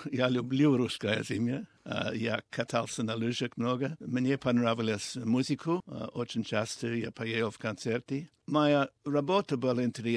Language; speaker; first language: Russian; non-native, learner; English